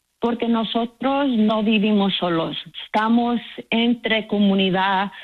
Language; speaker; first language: Spanish; early bilingual, heritage; Spanish